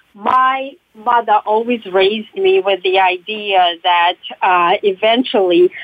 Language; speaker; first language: English; non-native, fluent; Russian